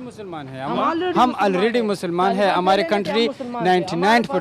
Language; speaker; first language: Hindi; non-native, learner; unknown